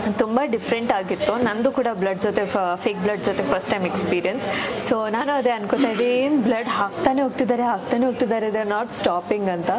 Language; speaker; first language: Kannada; non-native, local second language; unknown